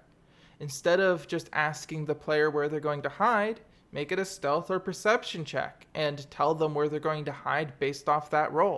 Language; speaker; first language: English; native; English